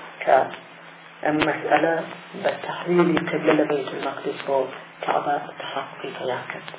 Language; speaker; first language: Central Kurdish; non-native, local second language; Gurani